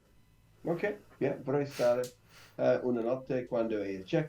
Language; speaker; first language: Italian; non-native, learner; English